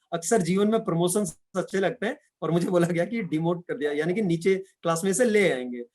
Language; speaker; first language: Hindi; non-native, local second language; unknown